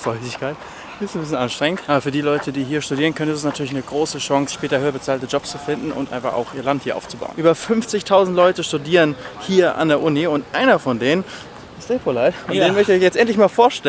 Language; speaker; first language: German; native; German